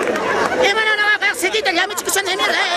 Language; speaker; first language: Spanish; native; Spanish